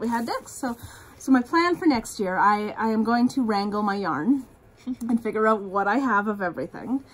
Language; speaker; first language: English; native; English